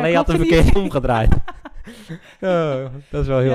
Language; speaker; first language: Dutch; native; Dutch